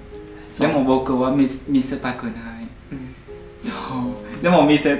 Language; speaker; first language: Japanese; non-native, learner; Vietnamese